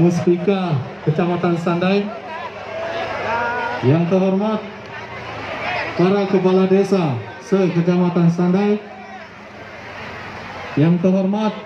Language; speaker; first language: Indonesian; native; Indonesian